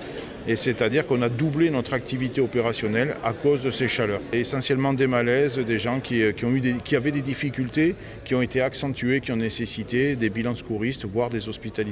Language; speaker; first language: French; native; French